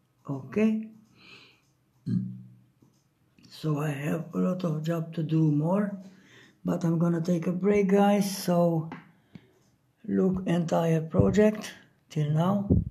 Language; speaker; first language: English; non-native, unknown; Romanian